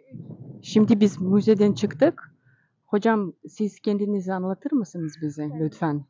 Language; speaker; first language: Turkish; non-native, learner; Russian